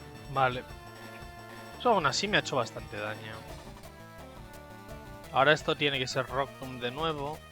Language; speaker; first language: Spanish; native; Spanish